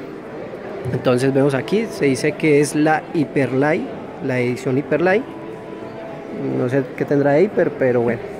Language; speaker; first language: Spanish; native; Spanish